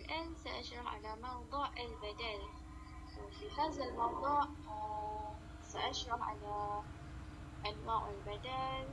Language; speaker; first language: Arabic; non-native, learner; Malay